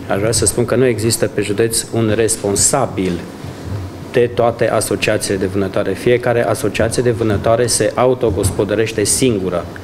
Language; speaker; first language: Romanian; native; Romanian